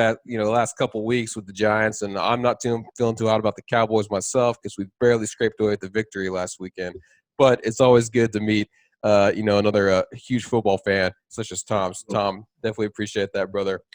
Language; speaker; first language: English; native; English